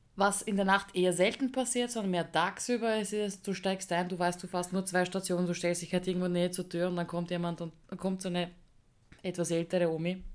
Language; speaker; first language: German; early bilingual, other home language; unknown